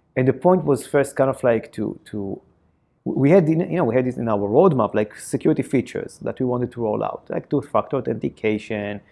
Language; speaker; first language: English; non-native, fluent; Hebrew